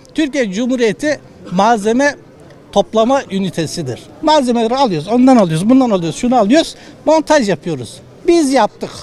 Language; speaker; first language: Turkish; native; Turkish